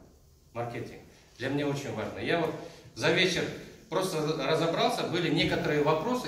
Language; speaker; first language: Russian; non-native, local second language; Kazakh